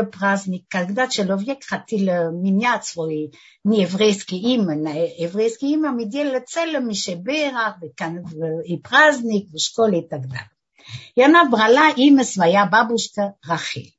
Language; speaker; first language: Russian; early bilingual, heritage; Russian